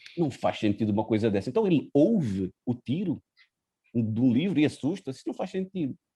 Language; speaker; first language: Portuguese; non-native, local second language; Kabuverdianu